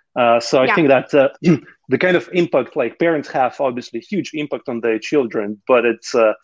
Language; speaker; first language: English; non-native, fluent; Russian